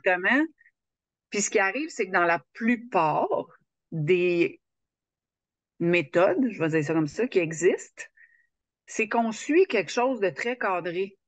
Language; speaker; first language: French; native; French